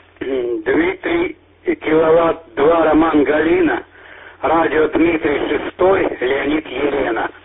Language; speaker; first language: Russian; native; Russian